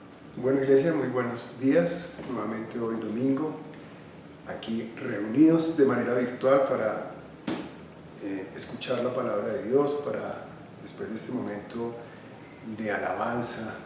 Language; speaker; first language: Spanish; native; Spanish